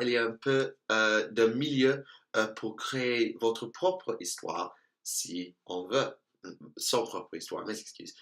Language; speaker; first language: French; non-native, learner; English